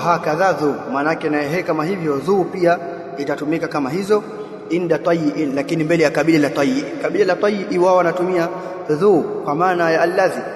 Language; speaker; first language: Swahili; native; Swahili